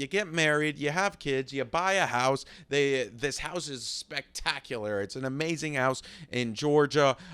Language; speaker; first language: English; native; English